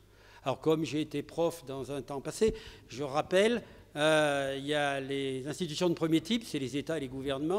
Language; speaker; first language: French; native; French